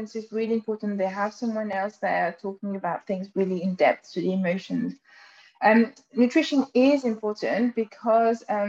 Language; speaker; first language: English; non-native, fluent; French